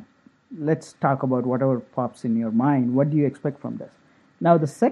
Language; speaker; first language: English; non-native, local second language; Tamil